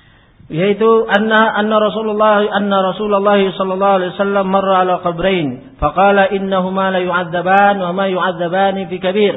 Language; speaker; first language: Arabic; non-native, fluent; Indonesian